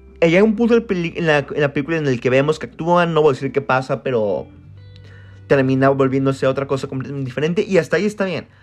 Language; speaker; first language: Spanish; native; Spanish